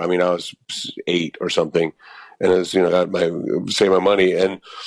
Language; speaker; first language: English; native; English